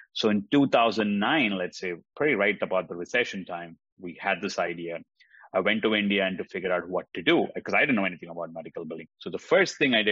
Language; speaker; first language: English; non-native, local second language; Tamil